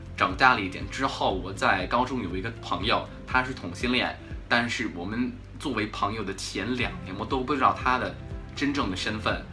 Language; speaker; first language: Chinese; non-native, fluent; English